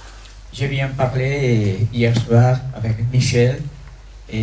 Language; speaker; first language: French; non-native, fluent; Spanish